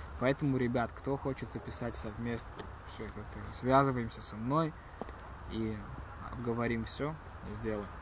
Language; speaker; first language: Russian; early bilingual, heritage; Russian